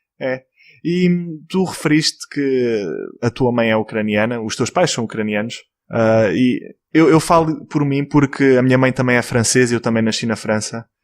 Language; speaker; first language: Portuguese; native; Portuguese